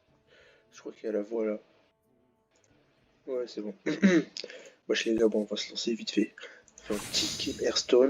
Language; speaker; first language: French; native; French